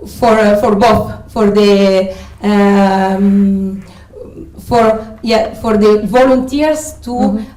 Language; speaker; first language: English; non-native, fluent; Italian